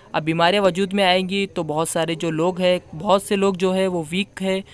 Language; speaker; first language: Hindi; non-native, local second language; Urdu